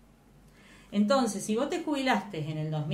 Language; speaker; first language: Spanish; native; Spanish